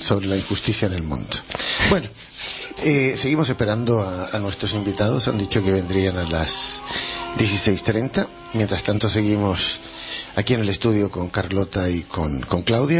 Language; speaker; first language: Spanish; native; Spanish